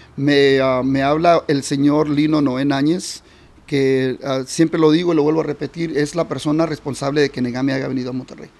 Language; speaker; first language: Spanish; early bilingual, heritage; Spanish